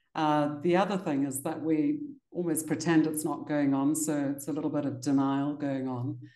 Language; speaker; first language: English; native; English